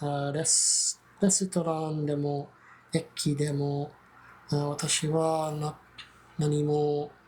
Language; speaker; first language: Japanese; non-native, learner; English